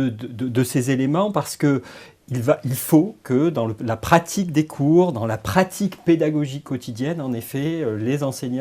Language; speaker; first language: French; native; French